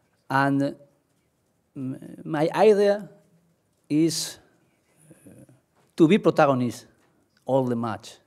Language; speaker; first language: English; non-native, learner; Spanish